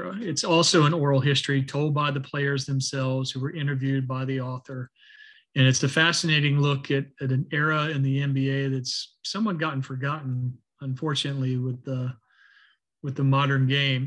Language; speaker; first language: English; native; English